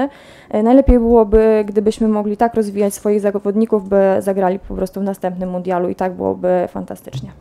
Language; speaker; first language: Polish; native; Polish